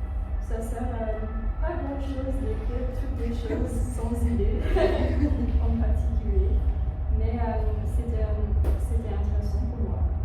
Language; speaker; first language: French; non-native, fluent; English